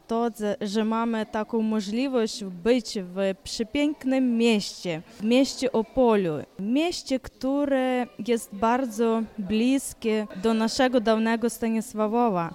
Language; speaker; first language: Ukrainian; non-native, local second language; Polish